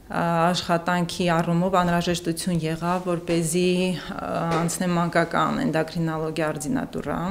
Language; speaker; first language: Armenian; native; Armenian